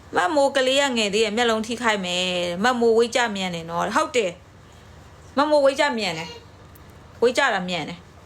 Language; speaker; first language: Burmese; non-native, local second language; Karen languages